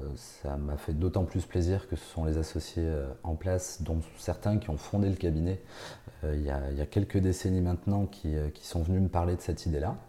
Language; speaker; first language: French; native; French